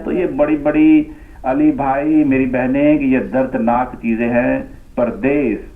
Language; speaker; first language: Urdu; non-native, local second language; Punjabi